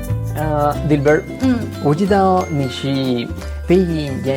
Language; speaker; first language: Chinese; non-native, fluent; Spanish